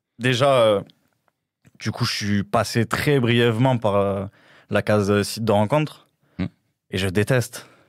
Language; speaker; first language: French; native; French